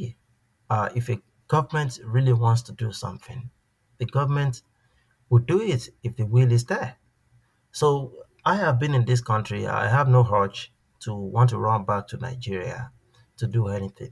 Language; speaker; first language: English; non-native, local second language; Yoruba